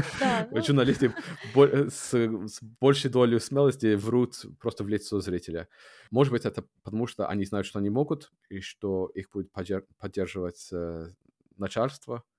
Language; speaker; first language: Russian; non-native, fluent; English